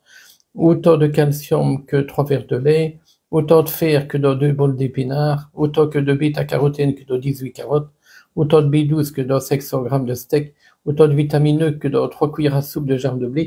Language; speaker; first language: French; native; French